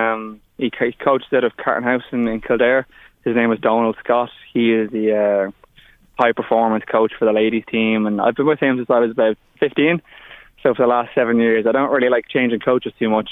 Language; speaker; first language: English; native; English